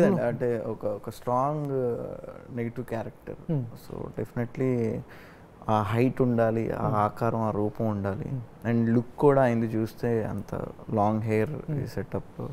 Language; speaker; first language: Telugu; native; Telugu